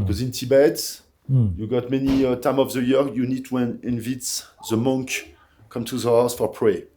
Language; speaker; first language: English; non-native, fluent; French